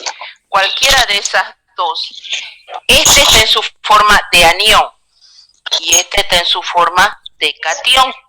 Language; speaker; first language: Spanish; native; Spanish